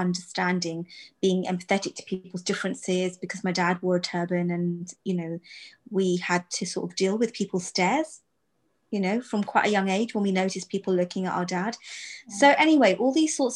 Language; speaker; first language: English; native; English